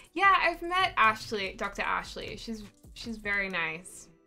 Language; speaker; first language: English; native; English